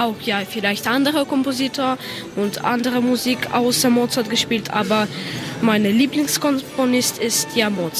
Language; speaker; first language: German; non-native, learner; Ukrainian